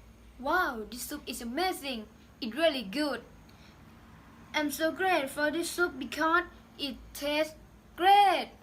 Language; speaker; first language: English; non-native, learner; Thai